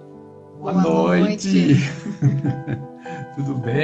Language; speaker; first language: Portuguese; non-native, fluent; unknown